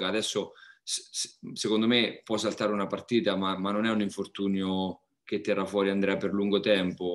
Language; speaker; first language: Italian; native; Italian